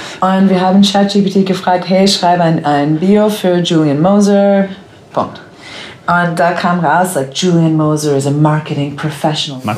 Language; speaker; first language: German; non-native, fluent; English